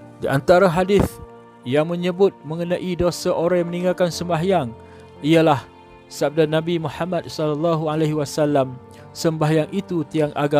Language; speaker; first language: Malay; native; Malay